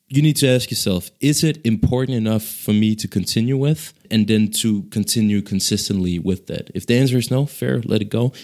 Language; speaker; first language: English; non-native, local second language; Danish